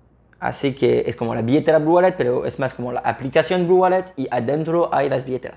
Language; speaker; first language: Spanish; non-native, fluent; French